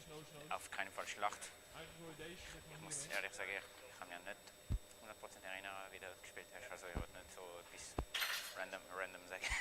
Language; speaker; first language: German; non-native, fluent; French